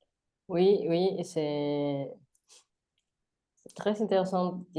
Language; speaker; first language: French; non-native, learner; Spanish